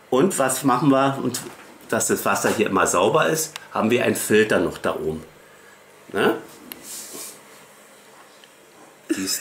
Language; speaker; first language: German; native; German